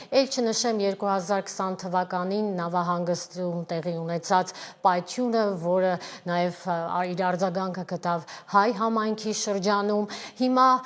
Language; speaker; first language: Armenian; native; Armenian